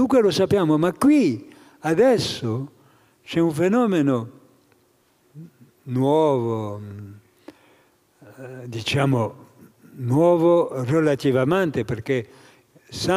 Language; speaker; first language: Italian; non-native, fluent; French